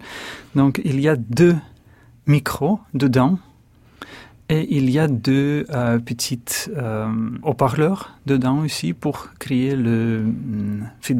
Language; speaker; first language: French; non-native, fluent; Russian